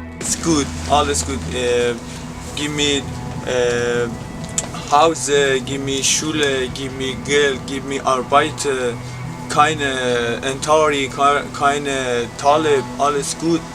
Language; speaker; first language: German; non-native, learner; Persian